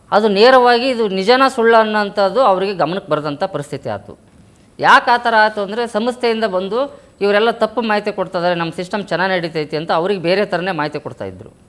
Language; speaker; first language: Kannada; native; Kannada